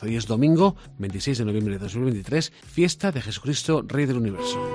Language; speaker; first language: Spanish; native; Spanish